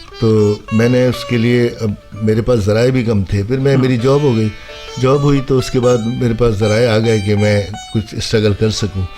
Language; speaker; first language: Urdu; native; Urdu